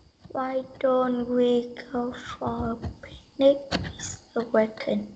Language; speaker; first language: English; non-native, learner; Vietnamese